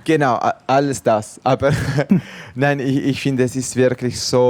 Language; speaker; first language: German; non-native, fluent; Italian